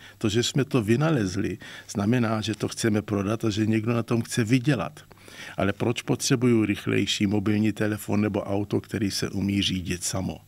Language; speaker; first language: Czech; native; Czech